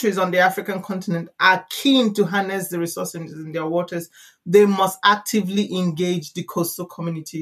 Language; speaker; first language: English; non-native, local second language; Igbo